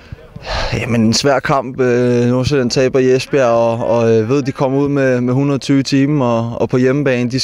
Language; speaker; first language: Danish; native; Danish